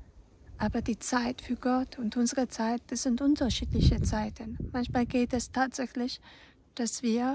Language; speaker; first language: German; non-native, fluent; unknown